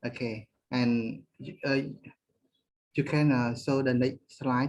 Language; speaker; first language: English; non-native, learner; Khmer